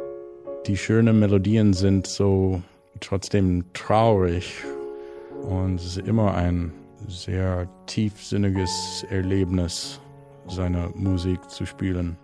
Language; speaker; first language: German; non-native, fluent; English